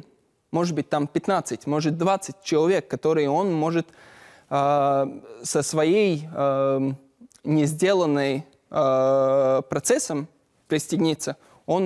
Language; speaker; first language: Russian; non-native, learner; Latvian